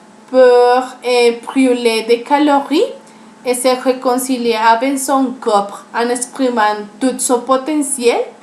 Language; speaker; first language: French; non-native, learner; Spanish